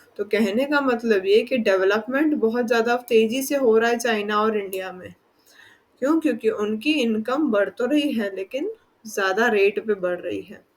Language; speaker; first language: Hindi; non-native, local second language; Gujarati